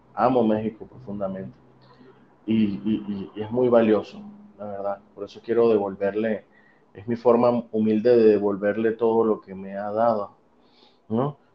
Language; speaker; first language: Spanish; native; Spanish